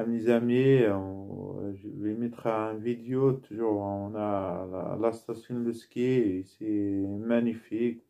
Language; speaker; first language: French; non-native, fluent; Arabic